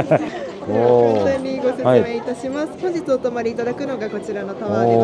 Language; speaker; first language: Japanese; native; Japanese